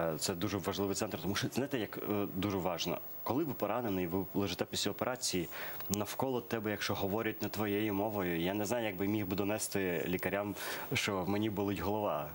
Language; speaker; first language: Ukrainian; early bilingual, other home language; Persian